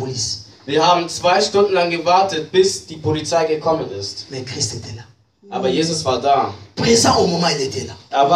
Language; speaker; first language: German; non-native, fluent; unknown